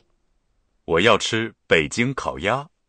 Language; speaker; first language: Chinese; non-native, fluent; Japanese